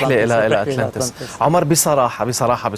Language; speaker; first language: Arabic; native; Arabic